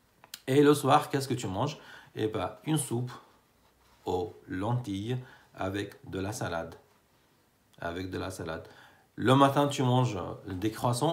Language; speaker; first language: French; non-native, fluent; Arabic